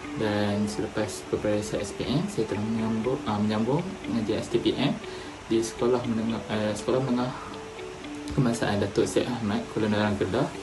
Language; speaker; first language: Malay; native; Malay